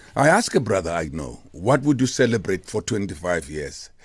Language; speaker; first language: English; non-native, local second language; Xhosa